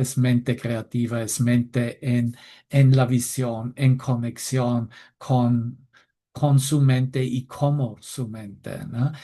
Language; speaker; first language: Spanish; non-native, fluent; German